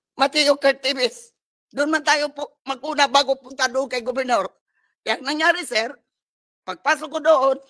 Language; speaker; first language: Filipino; non-native, local second language; Cebuano